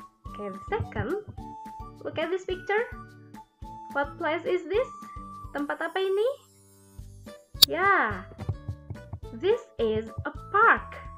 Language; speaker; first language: English; non-native, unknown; Indonesian